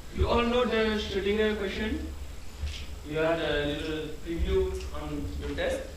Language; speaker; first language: English; non-native, fluent; French